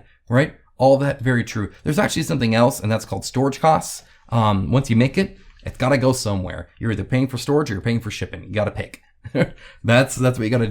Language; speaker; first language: English; native; English